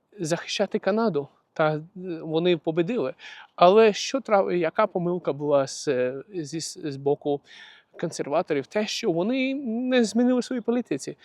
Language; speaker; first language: Ukrainian; non-native, local second language; Russian